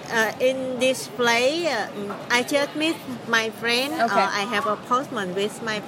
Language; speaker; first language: English; non-native, learner; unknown